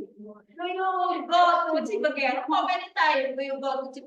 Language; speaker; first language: English; non-native, learner; Indonesian